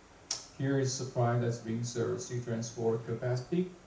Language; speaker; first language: English; non-native, fluent; Chinese